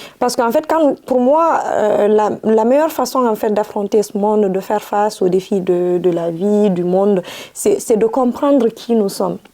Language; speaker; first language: French; non-native, local second language; Fula